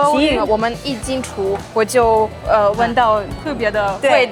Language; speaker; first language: Chinese; non-native, fluent; Russian